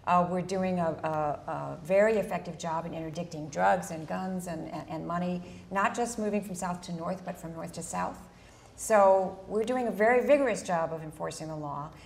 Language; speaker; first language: English; native; English